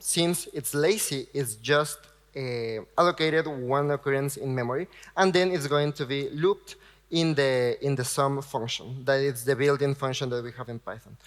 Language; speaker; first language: English; non-native, fluent; Spanish